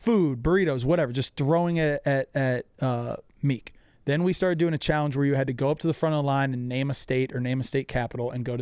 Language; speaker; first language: English; native; English